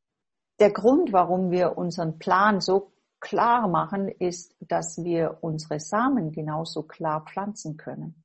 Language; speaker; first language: German; non-native, fluent; English